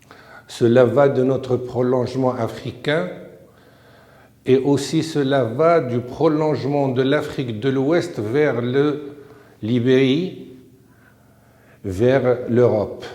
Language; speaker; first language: French; non-native, local second language; Arabic